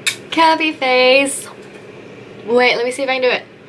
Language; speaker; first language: English; native; English